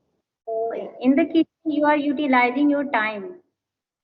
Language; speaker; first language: English; non-native, learner; Hindi